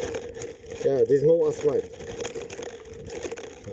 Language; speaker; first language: English; non-native, learner; Bashkir